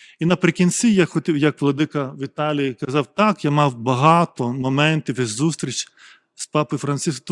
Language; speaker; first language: Ukrainian; non-native, fluent; Lithuanian